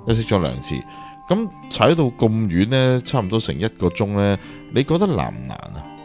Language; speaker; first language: Cantonese; native; Cantonese